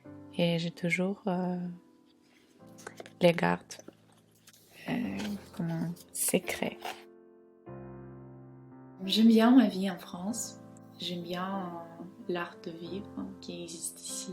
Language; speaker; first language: French; non-native, fluent; Ukrainian